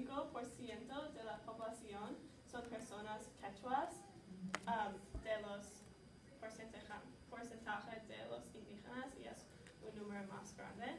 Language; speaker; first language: Spanish; non-native, learner; English